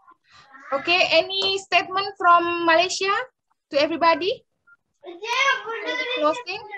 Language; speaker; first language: English; non-native, learner; Indonesian